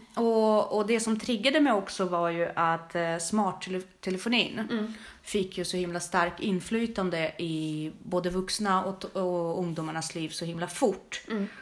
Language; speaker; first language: Swedish; early bilingual, other home language; Russian